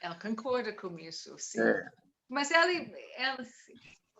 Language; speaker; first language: Portuguese; non-native, learner; English